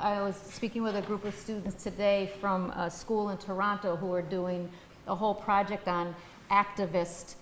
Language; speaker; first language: English; native; English